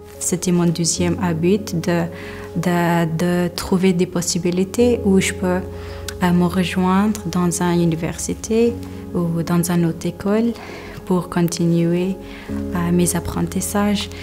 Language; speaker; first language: French; non-native, learner; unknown